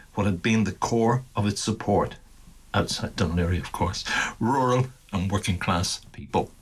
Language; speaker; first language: English; native; English